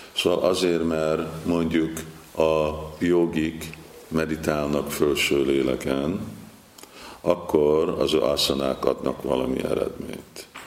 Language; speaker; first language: Hungarian; non-native, fluent; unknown